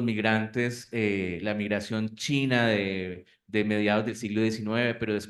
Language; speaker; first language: Spanish; native; Spanish